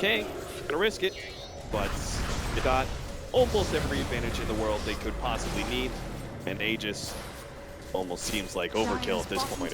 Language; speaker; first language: English; native; English